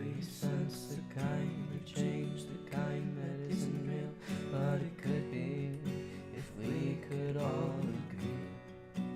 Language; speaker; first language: English; native; English